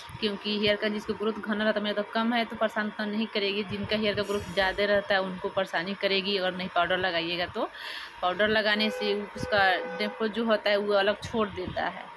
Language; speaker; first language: Hindi; native; Hindi